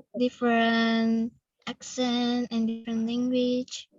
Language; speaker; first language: English; non-native, learner; Indonesian